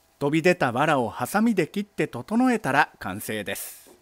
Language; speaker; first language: Japanese; native; Japanese